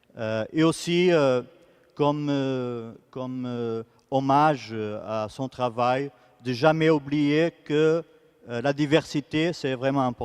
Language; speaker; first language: French; non-native, fluent; Portuguese